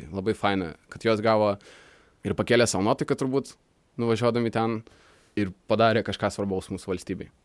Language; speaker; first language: Lithuanian; early bilingual, other home language; Russian